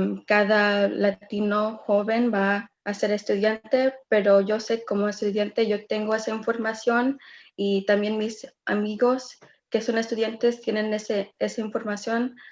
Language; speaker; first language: Spanish; early bilingual, other home language; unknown